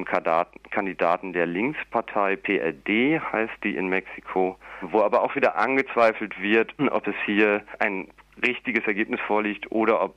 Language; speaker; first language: German; native; German